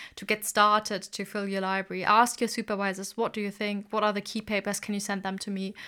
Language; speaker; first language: English; non-native, fluent; German